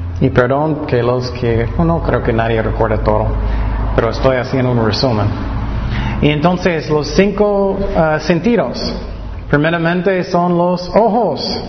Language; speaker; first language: Spanish; non-native, fluent; English